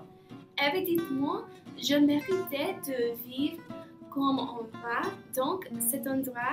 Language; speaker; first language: French; non-native, learner; English